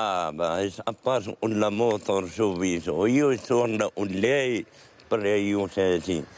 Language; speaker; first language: Italian; non-native, learner; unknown